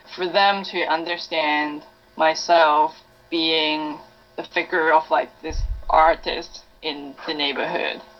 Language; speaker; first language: English; non-native, local second language; Cantonese